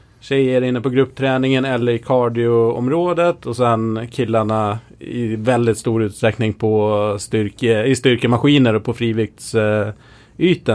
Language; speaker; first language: Swedish; native; Swedish